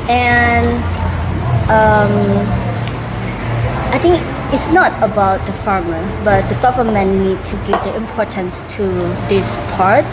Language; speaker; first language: English; non-native, learner; Thai